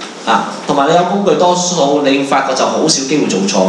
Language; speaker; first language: Cantonese; native; Cantonese